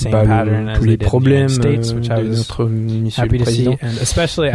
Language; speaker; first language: French; non-native, fluent; English